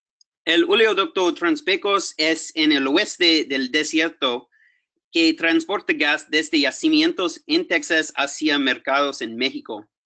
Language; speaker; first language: Spanish; non-native, fluent; English